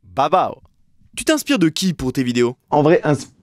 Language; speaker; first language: French; non-native, local second language; Kabyle